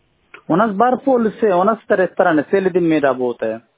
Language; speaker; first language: Russian; non-native, learner; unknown